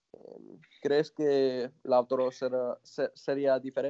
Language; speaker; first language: Spanish; non-native, fluent; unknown